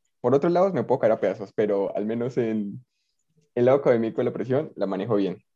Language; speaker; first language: Spanish; native; Spanish